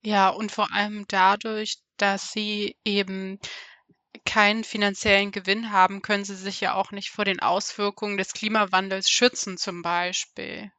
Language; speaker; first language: German; native; German